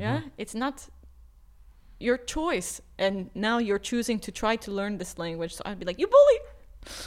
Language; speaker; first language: English; native; English